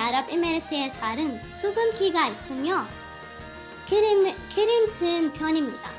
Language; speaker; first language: Korean; non-native, fluent; Arabic